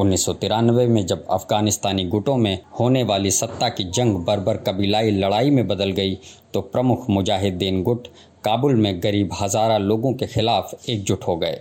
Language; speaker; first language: Hindi; native; Hindi